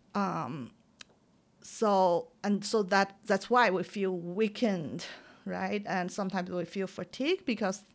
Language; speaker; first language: English; non-native, fluent; Chinese